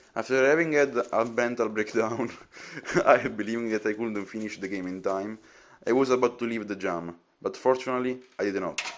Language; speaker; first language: English; non-native, fluent; Italian